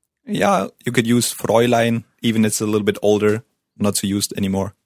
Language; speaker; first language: English; non-native, fluent; German